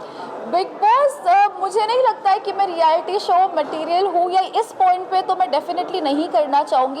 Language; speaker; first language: Hindi; native; Hindi